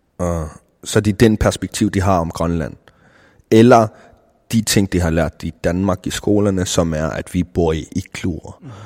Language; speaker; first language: Danish; non-native, local second language; Kalaallisut